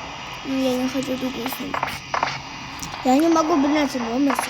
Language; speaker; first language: Russian; non-native, local second language; Kazakh